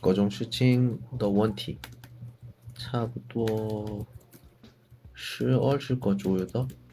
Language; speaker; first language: Chinese; non-native, learner; Korean